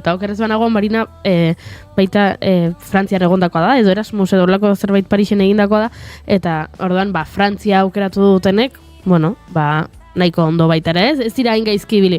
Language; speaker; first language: Basque; native; Basque